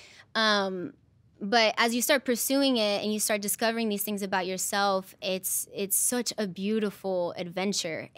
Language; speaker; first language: English; native; English